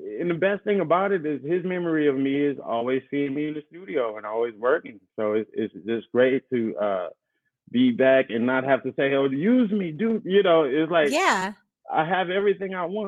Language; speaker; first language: English; native; English